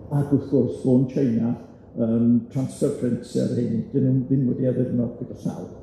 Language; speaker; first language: Welsh; native; Welsh